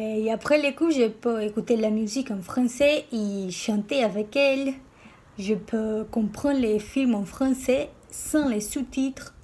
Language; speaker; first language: French; non-native, learner; Portuguese